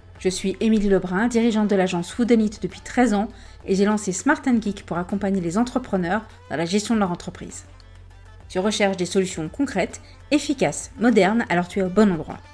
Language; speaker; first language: French; native; French